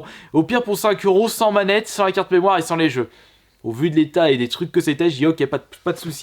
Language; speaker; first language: French; native; French